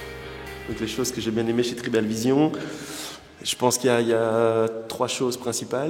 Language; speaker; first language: French; native; French